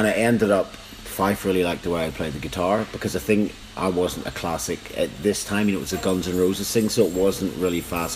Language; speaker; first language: English; native; English